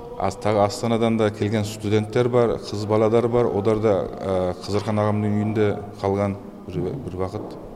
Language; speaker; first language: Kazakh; early bilingual, heritage; Kazakh